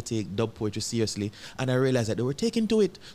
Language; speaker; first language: English; non-native, local second language; Jamaican Creole English